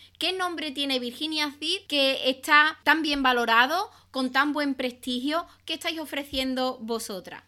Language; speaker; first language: Spanish; native; Spanish